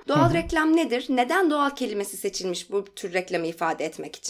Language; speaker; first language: Turkish; native; Turkish